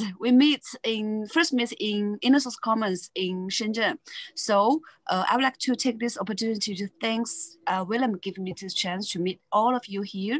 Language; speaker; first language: English; non-native, fluent; Chinese